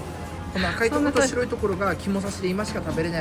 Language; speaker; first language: Japanese; native; Japanese